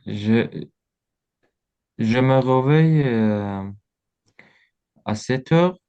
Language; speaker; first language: French; non-native, learner; Azerbaijani